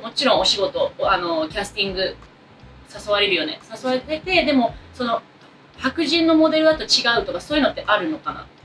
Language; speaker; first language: Japanese; early bilingual, heritage; Japanese